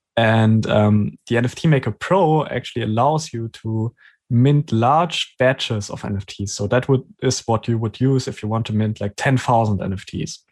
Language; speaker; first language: English; non-native, fluent; German